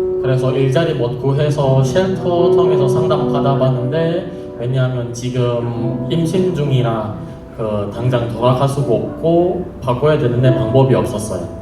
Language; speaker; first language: Korean; non-native, fluent; Indonesian